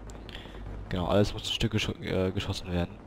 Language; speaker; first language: German; native; German